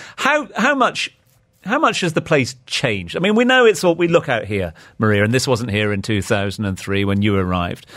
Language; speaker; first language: English; native; English